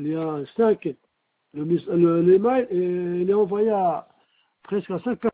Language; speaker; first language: French; non-native, fluent; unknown